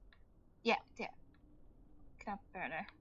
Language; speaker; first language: Danish; non-native, learner; English